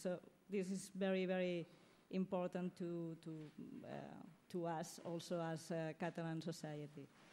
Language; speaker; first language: English; non-native, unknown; Catalan